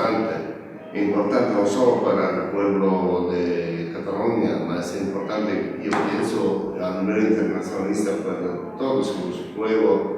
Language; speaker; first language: Spanish; non-native, learner; Italian